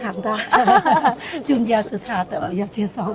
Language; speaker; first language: Chinese; non-native, learner; Vietnamese